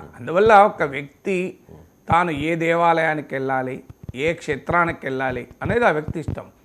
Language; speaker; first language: Telugu; native; Telugu